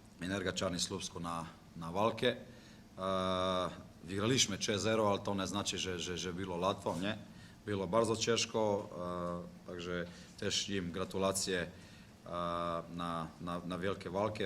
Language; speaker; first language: Polish; non-native, learner; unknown